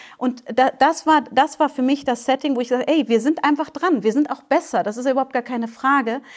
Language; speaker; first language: German; native; German